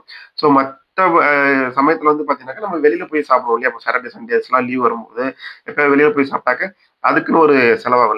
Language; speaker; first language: Tamil; native; Tamil